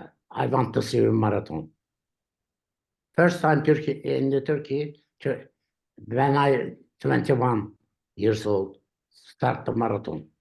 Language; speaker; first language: English; non-native, learner; Turkish